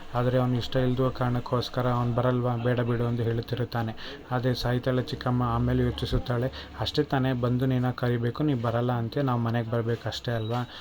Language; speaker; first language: Kannada; native; Kannada